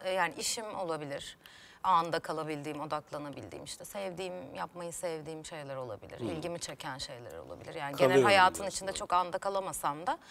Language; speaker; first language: Turkish; native; Turkish